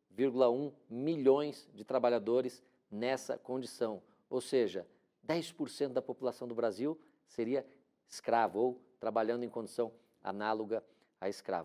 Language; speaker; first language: Portuguese; native; Portuguese